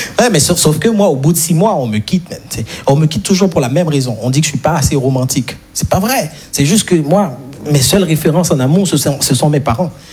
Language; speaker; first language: French; non-native, local second language; Haitian Creole